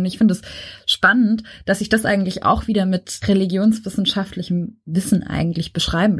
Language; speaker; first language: German; native; German